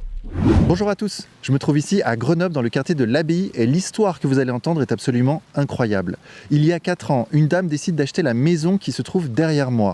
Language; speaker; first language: French; native; French